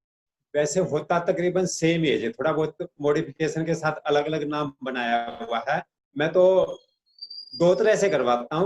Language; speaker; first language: Hindi; native; Hindi